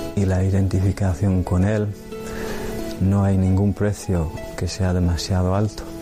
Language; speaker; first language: Spanish; non-native, fluent; English